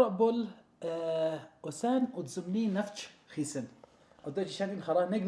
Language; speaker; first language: Mongolian; non-native, learner; Arabic